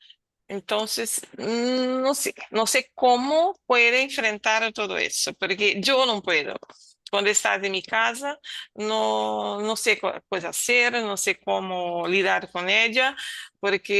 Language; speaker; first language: Spanish; non-native, learner; Portuguese